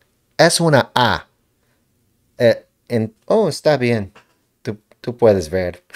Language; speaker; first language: Spanish; non-native, learner; English